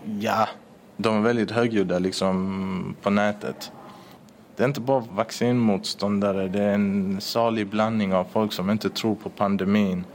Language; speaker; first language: Swedish; early bilingual, other home language; Persian